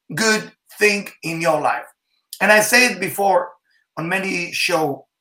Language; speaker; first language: English; non-native, fluent; Hebrew